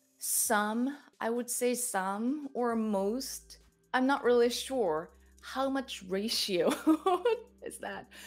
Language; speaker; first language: English; non-native, fluent; Japanese